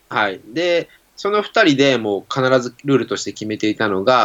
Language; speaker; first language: Japanese; native; Japanese